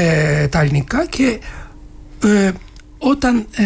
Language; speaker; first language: Greek; non-native, fluent; Turkish